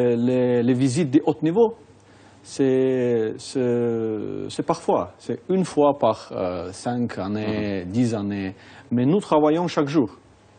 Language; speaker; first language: French; non-native, fluent; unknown